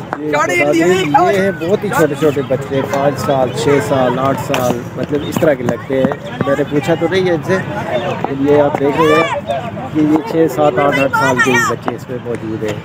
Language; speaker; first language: Urdu; native; Urdu